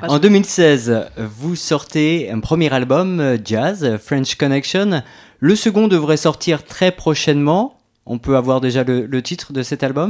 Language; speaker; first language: French; native; French